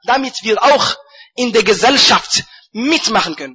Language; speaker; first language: German; non-native, fluent; Arabic